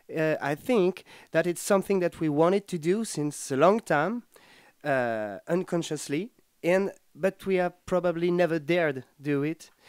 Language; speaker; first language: English; non-native, fluent; French